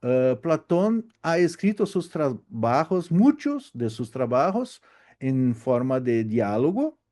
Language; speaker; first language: Spanish; non-native, learner; Portuguese